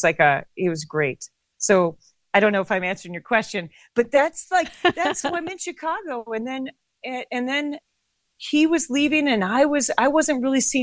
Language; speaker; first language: English; native; English